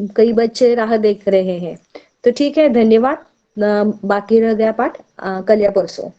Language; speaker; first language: Hindi; non-native, local second language; Marathi